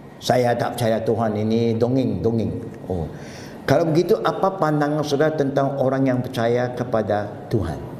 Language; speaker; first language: Malay; non-native, local second language; Chinese